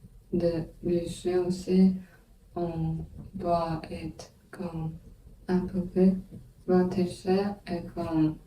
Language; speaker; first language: French; non-native, learner; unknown